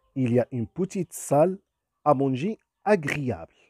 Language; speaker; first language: French; non-native, local second language; Arabic